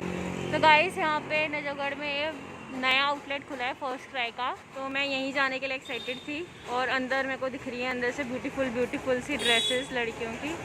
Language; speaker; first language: Hindi; native; Hindi